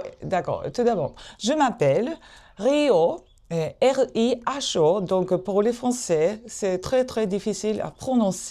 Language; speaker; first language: French; non-native, fluent; Japanese